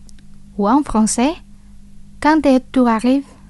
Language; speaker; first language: French; non-native, fluent; Indonesian